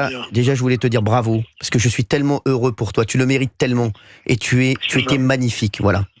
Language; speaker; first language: French; native; French